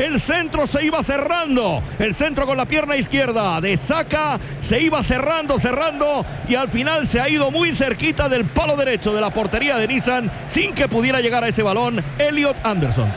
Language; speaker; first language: Spanish; native; Spanish